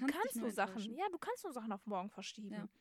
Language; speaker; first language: German; native; German